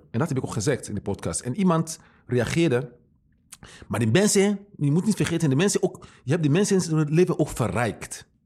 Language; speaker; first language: Dutch; non-native, fluent; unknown